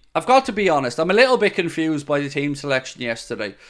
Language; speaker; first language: English; native; English